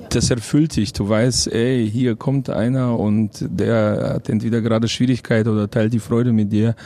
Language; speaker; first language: German; non-native, fluent; Russian